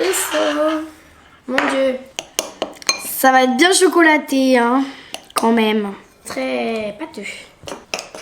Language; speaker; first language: French; native; French